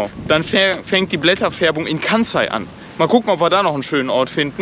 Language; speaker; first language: German; native; German